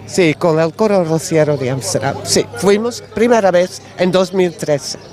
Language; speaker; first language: Spanish; non-native, learner; Dutch